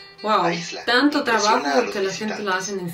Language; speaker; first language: Spanish; non-native, fluent; Russian